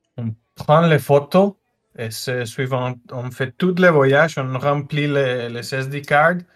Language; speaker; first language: French; non-native, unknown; Spanish